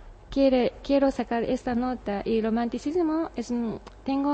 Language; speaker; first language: Spanish; non-native, learner; Japanese